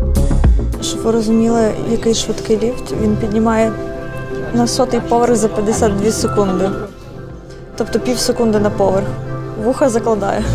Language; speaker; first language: Ukrainian; native; Ukrainian